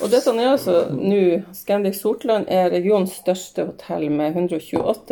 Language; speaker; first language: Norwegian; native; Norwegian